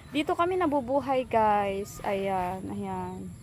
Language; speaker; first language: Filipino; native; Filipino